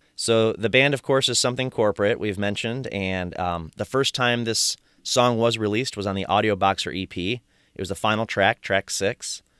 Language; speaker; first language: English; native; English